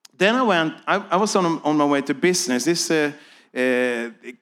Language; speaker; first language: English; non-native, fluent; Swedish